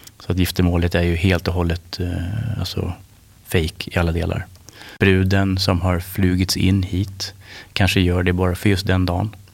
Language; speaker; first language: Swedish; native; Swedish